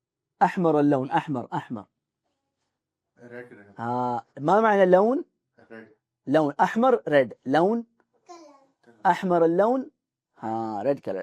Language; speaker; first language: Arabic; non-native, fluent; Urdu